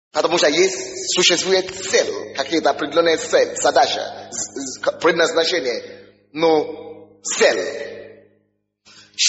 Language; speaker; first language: Russian; non-native, fluent; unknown